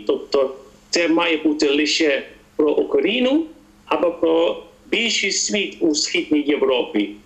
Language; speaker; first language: Ukrainian; non-native, fluent; Dutch